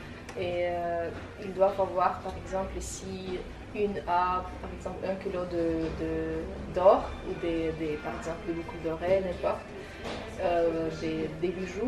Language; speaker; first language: French; non-native, fluent; Tajik